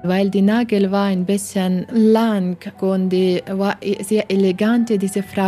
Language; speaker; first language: German; non-native, learner; Persian